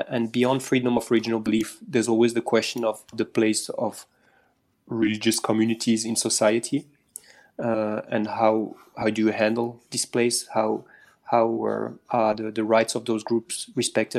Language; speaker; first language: English; non-native, fluent; French